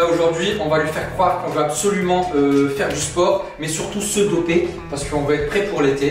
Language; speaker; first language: French; native; French